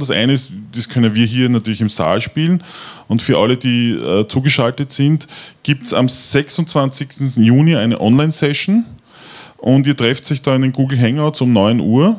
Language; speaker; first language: German; native; German